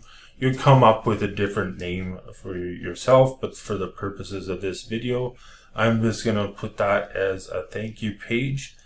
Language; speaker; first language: English; native; English